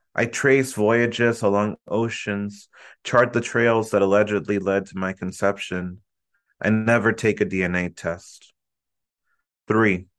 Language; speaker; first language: English; early bilingual, other home language; Spanish